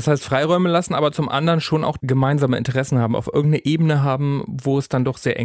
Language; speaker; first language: German; native; German